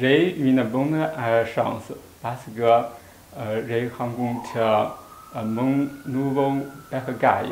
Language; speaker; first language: French; non-native, learner; Chinese